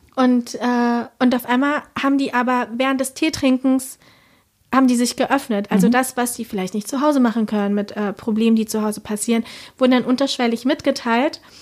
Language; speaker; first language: German; early bilingual, other home language; Spanish